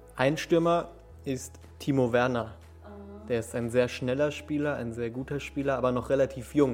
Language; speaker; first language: German; early bilingual, other home language; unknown